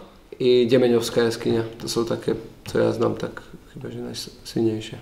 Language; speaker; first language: Polish; non-native, learner; Slovak